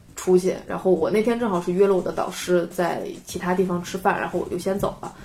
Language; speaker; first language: Chinese; native; Chinese